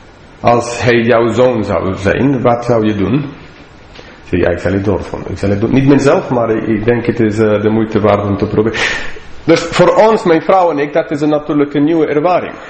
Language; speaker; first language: Dutch; non-native, fluent; English